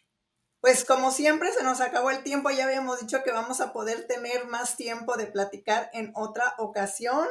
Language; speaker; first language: Spanish; native; Spanish